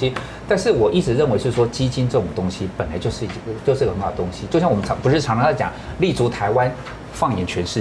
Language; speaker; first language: Chinese; native; Chinese